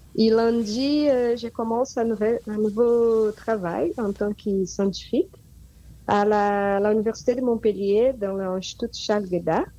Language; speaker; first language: French; non-native, fluent; Portuguese